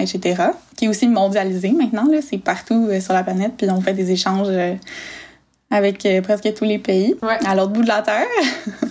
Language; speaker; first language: French; native; French